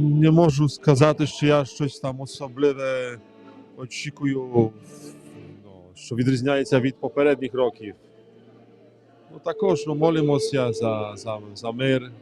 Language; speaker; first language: Ukrainian; non-native, fluent; Polish